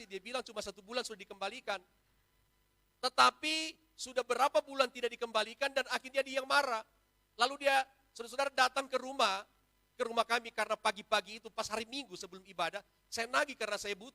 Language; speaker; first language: Indonesian; native; Indonesian